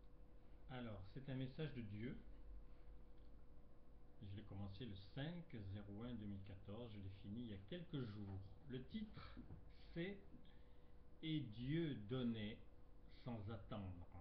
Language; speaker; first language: French; native; French